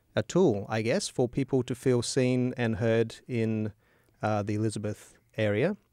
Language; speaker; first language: English; native; English